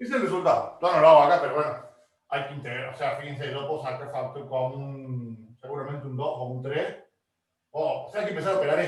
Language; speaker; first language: Spanish; native; Spanish